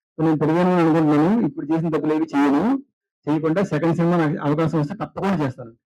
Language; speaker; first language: Telugu; native; Telugu